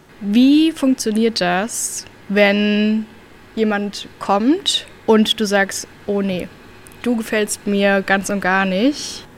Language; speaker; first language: German; native; German